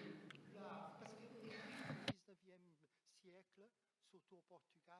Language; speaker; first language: French; non-native, fluent; Portuguese